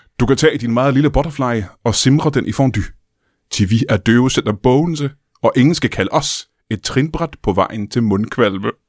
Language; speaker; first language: Danish; native; Danish